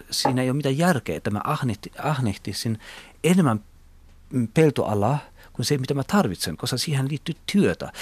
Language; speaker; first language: Finnish; non-native, local second language; Swedish